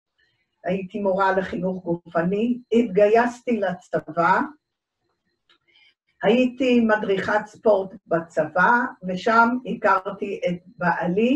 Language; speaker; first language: Hebrew; early bilingual, other home language; Dutch